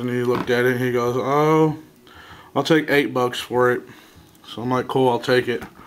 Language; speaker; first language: English; native; English